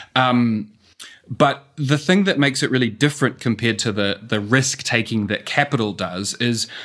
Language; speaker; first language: English; native; English